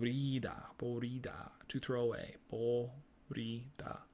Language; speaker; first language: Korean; non-native, learner; English